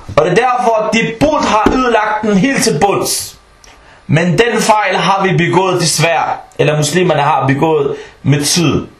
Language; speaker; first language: Danish; early bilingual, other home language; Arabic